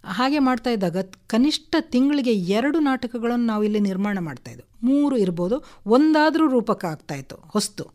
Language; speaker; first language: Kannada; non-native, local second language; Konkani